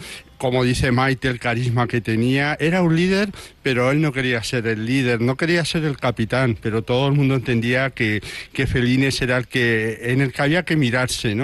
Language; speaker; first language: Spanish; native; Spanish